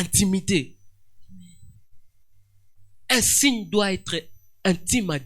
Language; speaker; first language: French; non-native, local second language; Swahili